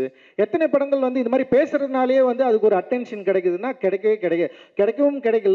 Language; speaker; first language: Tamil; native; Tamil